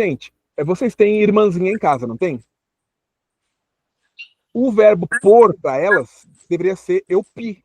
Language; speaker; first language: Portuguese; native; Portuguese